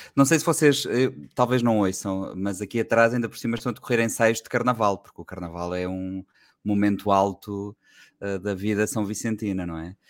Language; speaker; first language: Portuguese; native; Portuguese